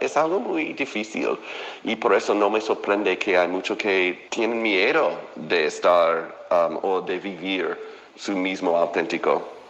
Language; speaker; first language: Spanish; non-native, fluent; English